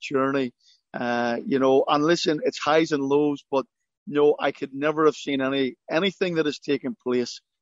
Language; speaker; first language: English; native; English